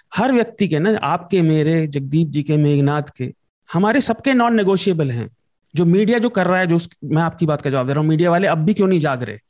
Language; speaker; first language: Hindi; native; Hindi